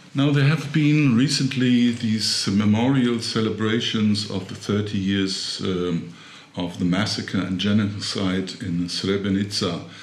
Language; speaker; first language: English; non-native, fluent; German